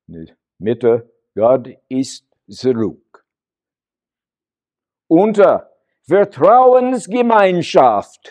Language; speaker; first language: German; non-native, learner; English